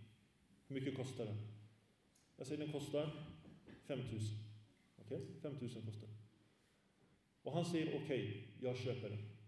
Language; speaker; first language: Swedish; early bilingual, other home language; Arabic